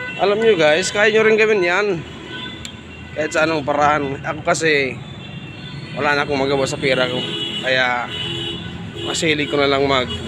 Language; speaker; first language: Filipino; non-native, local second language; Bikol